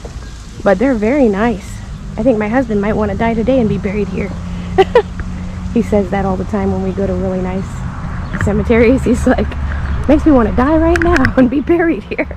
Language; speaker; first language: English; native; English